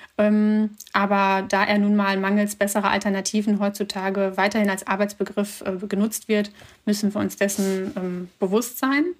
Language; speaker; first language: German; early bilingual, other home language; Russian